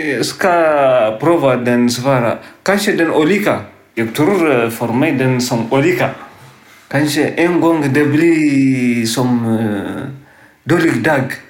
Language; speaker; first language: Swedish; non-native, learner; Tigrinya